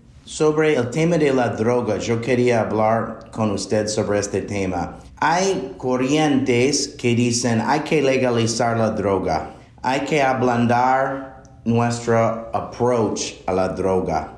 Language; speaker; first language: Spanish; non-native, fluent; English